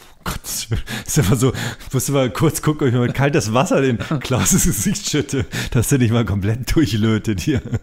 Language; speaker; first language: German; native; German